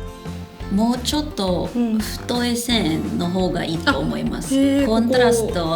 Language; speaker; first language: Japanese; non-native, fluent; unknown